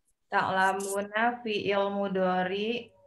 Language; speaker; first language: Arabic; non-native, learner; Indonesian